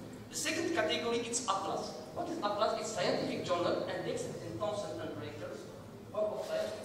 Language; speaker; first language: English; non-native, fluent; Arabic